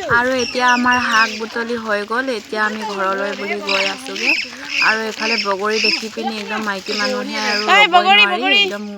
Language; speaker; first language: Assamese; non-native, local second language; Mising